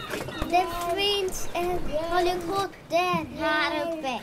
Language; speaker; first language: Dutch; non-native, learner; Swedish